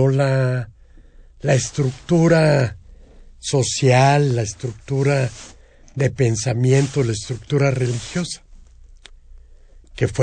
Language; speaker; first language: Spanish; native; Spanish